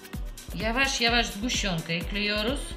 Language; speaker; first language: Turkish; non-native, learner; Russian